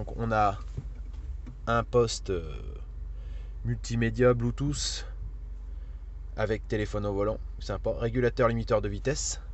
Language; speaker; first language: French; native; French